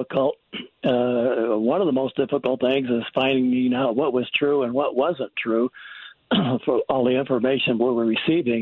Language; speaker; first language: English; native; English